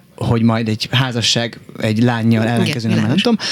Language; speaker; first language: Hungarian; native; Hungarian